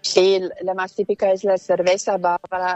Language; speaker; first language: Spanish; non-native, fluent; German